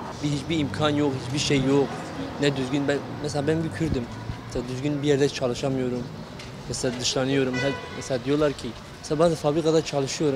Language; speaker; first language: Turkish; non-native, local second language; Kurdish